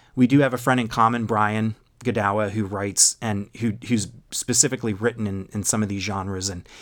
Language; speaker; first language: English; native; English